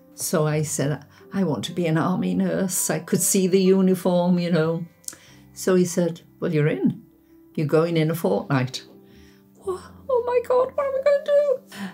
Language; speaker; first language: English; native; English